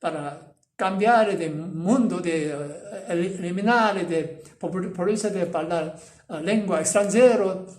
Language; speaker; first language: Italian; non-native, learner; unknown